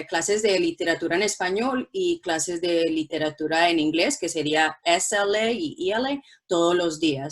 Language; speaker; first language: Spanish; non-native, local second language; English